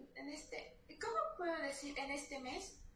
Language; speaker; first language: French; non-native, learner; Spanish